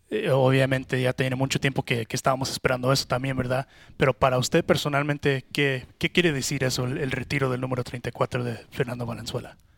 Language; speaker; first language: Spanish; early bilingual, heritage; Spanish